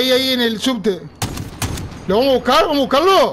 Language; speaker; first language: Spanish; native; Spanish